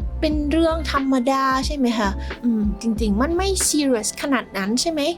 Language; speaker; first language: Thai; non-native, fluent; Vietnamese